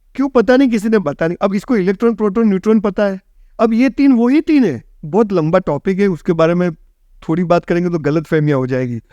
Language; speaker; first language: Hindi; non-native, local second language; Gujarati